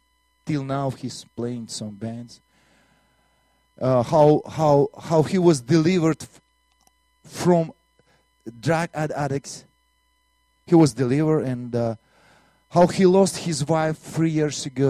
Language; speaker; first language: English; non-native, learner; Russian